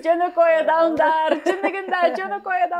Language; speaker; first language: Kyrgyz; non-native, learner; English